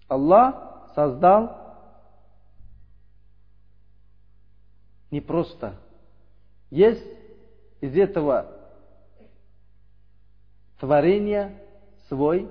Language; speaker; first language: Russian; non-native, learner; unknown